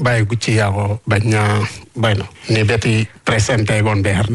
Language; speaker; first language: Basque; non-native, learner; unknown